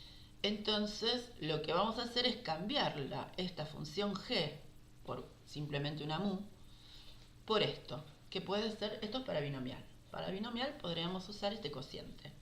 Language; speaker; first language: Spanish; native; Spanish